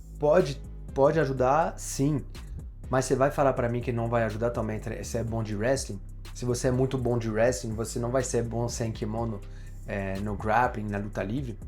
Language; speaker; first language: Portuguese; non-native, fluent; French